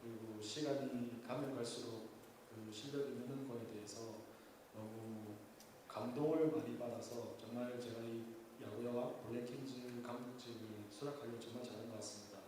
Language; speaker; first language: Korean; native; Korean